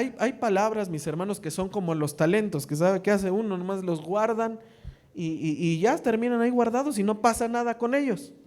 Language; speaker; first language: Spanish; native; Spanish